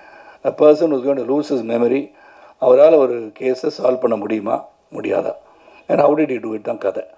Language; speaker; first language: Tamil; native; Tamil